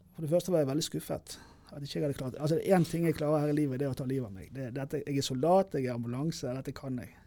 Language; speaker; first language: Norwegian; native; Norwegian